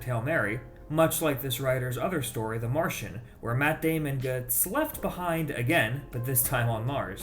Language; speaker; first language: English; native; English